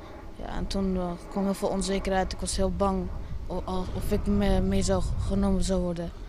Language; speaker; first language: Dutch; early bilingual, other home language; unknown